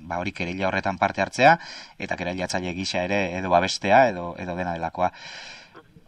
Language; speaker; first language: Basque; native; Basque